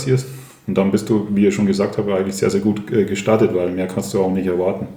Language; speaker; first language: German; native; German